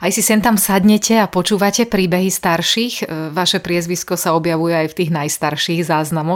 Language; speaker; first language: Slovak; native; Slovak